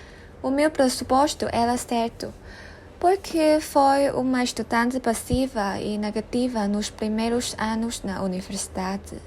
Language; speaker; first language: Portuguese; non-native, learner; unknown